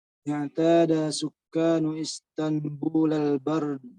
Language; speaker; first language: Arabic; non-native, learner; Indonesian